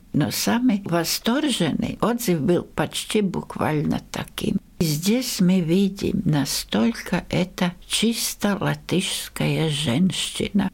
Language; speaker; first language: Russian; non-native, local second language; Latvian